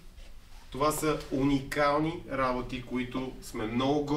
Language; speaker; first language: Bulgarian; native; Bulgarian